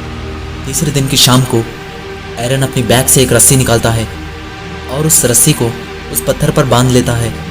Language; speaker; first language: Hindi; native; Hindi